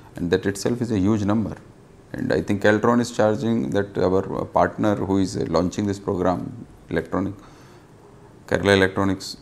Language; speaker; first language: English; non-native, local second language; Hindi